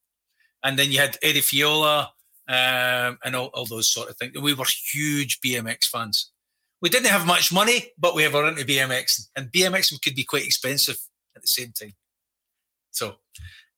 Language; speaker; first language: English; native; English